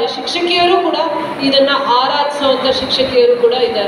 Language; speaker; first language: Kannada; native; Kannada